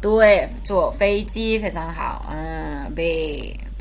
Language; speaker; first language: Chinese; non-native, fluent; Indonesian